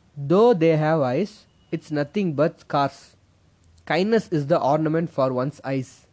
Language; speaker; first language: English; non-native, local second language; Tamil